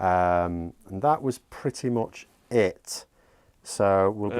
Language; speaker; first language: English; native; English